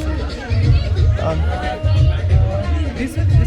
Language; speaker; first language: English; non-native, learner; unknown